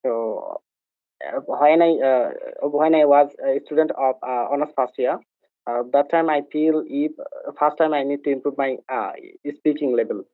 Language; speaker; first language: English; non-native, learner; Bangla